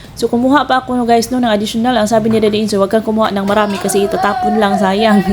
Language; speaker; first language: Filipino; non-native, local second language; Cebuano